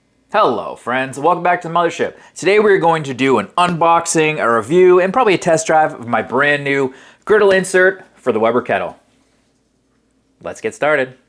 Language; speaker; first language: English; native; English